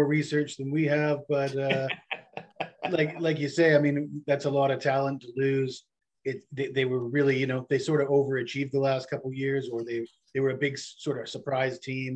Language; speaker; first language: English; native; English